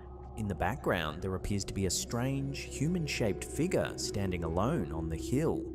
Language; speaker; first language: English; native; English